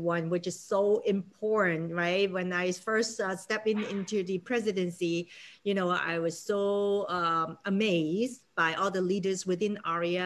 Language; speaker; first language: English; non-native, local second language; Cantonese